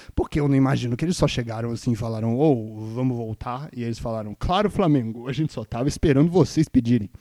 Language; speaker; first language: Portuguese; native; Portuguese